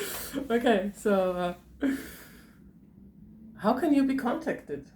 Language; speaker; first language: English; non-native, fluent; German